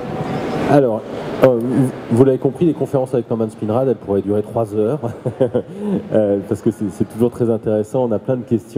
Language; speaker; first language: French; native; French